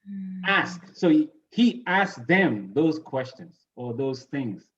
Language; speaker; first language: English; native; English